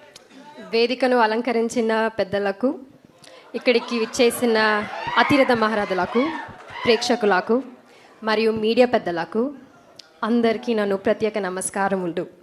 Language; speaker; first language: Telugu; non-native, learner; Malayalam